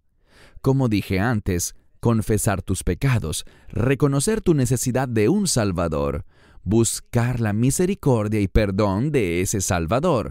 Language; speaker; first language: Spanish; native; Spanish